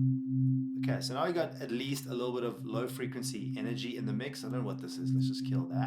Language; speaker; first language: English; native; English